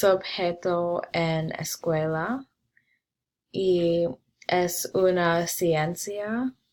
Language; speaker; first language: Spanish; non-native, learner; English